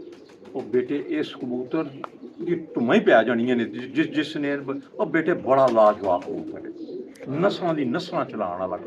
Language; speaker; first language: Hindi; non-native, local second language; Punjabi